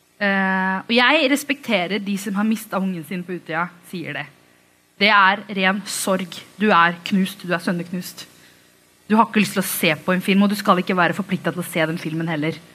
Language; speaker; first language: Norwegian; early bilingual, other home language; Tamil